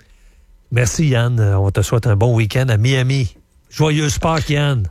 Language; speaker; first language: French; native; French